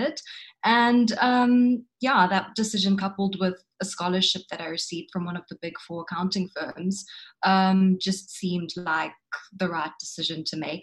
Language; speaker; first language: English; native; English